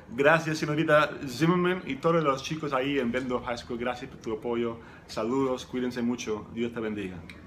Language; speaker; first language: Spanish; non-native, fluent; English